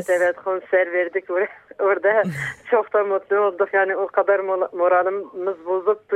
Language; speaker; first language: Turkish; non-native, local second language; Kurdish